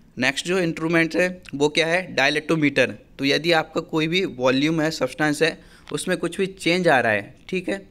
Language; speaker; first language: Hindi; native; Hindi